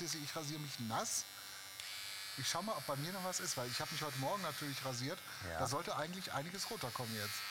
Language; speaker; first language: German; native; German